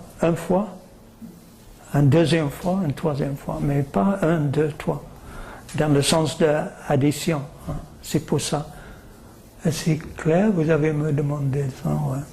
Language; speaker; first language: French; non-native, fluent; English